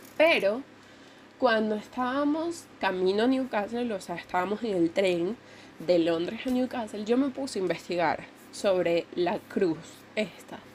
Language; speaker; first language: Spanish; native; Spanish